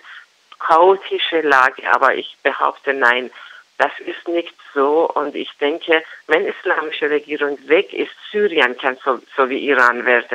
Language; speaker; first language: German; non-native, learner; Persian